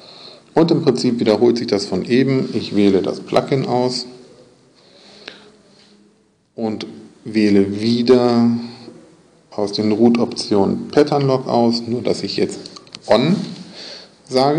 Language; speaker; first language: German; native; German